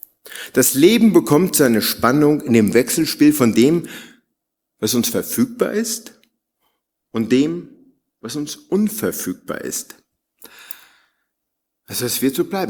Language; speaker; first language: German; native; German